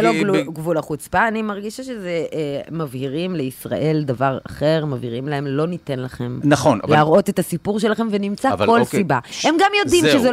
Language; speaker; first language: Hebrew; native; Hebrew